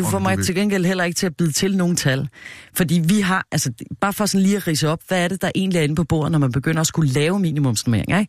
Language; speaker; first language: Danish; native; Danish